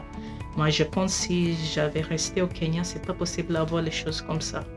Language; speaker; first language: French; non-native, fluent; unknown